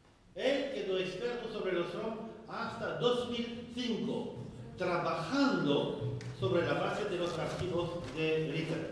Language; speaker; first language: Spanish; non-native, fluent; French